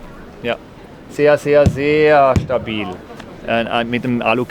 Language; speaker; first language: German; native; German